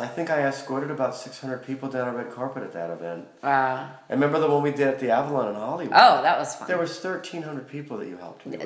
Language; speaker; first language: English; native; English